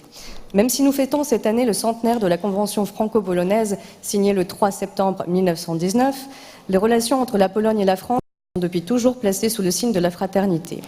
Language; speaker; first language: French; native; French